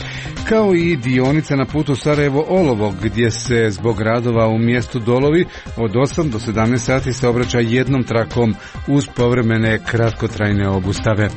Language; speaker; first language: Croatian; native; Croatian